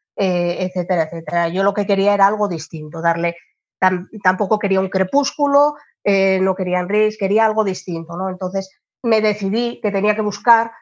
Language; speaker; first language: Spanish; native; Spanish